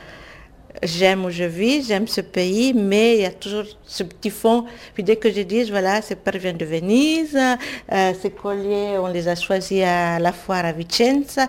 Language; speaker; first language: French; non-native, fluent; Italian